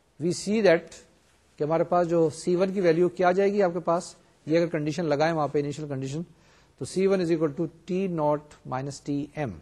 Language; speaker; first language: Urdu; native; Urdu